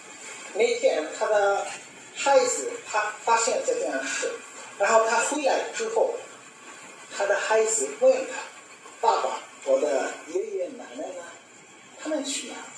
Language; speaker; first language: Chinese; non-native, learner; Bangla